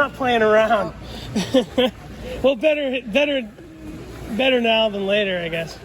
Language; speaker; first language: English; native; English